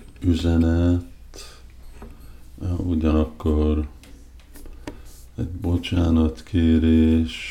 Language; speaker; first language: Hungarian; early bilingual, heritage; Hungarian